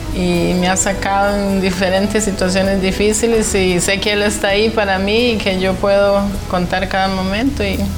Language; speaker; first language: Spanish; native; Spanish